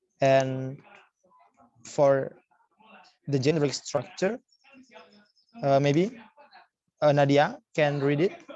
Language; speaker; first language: English; non-native, learner; Indonesian